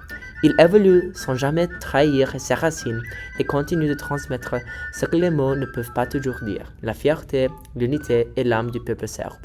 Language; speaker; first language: French; native; French